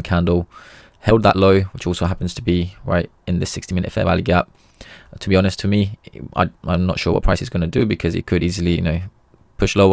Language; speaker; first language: English; native; English